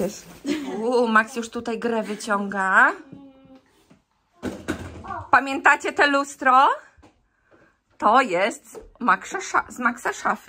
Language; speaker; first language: Polish; native; Polish